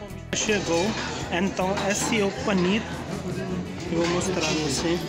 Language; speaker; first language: Portuguese; non-native, learner; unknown